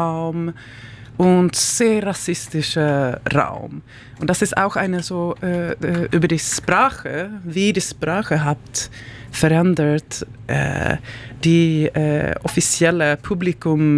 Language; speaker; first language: German; non-native, learner; Swedish